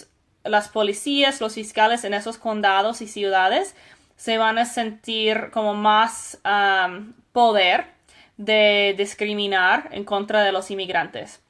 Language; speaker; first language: Spanish; non-native, fluent; English